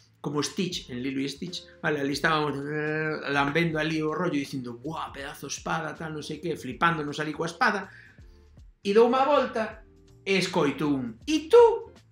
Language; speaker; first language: Galician; non-native, local second language; Spanish